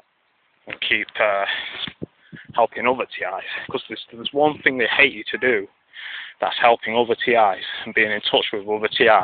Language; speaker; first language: English; native; English